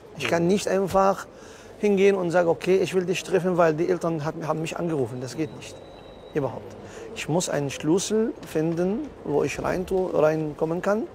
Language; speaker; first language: German; non-native, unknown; Arabic